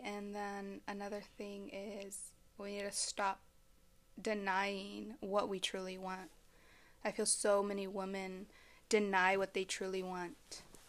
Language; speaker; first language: English; early bilingual, other home language; Spanish